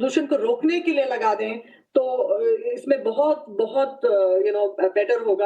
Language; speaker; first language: Hindi; native; Hindi